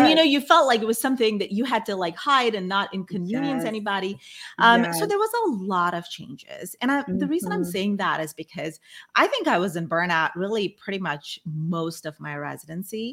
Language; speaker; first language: English; non-native, fluent; Malay